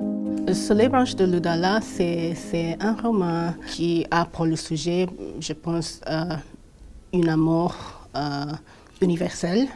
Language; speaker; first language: French; non-native, fluent; English